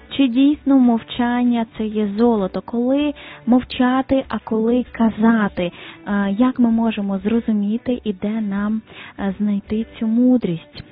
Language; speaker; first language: Ukrainian; native; Ukrainian